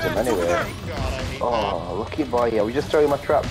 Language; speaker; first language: English; native; English